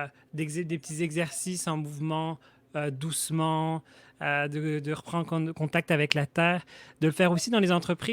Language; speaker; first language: French; native; French